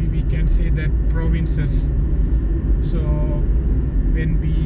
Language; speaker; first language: English; non-native, fluent; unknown